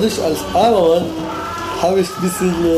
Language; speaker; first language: German; non-native, learner; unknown